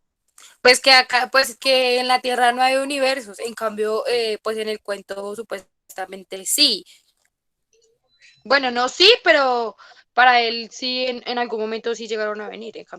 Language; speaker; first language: Spanish; native; Spanish